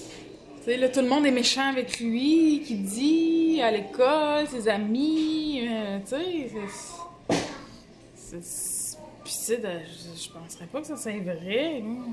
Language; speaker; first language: French; native; French